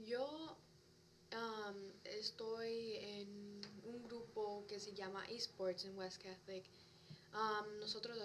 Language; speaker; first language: Spanish; early bilingual, other home language; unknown